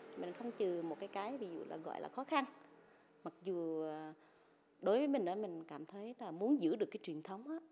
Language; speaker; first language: Vietnamese; non-native, local second language; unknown